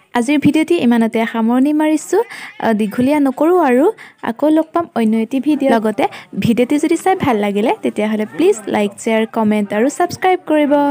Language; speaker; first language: Assamese; non-native, local second language; Mising